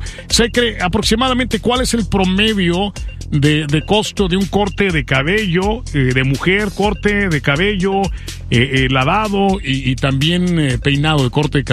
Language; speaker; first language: Spanish; native; Spanish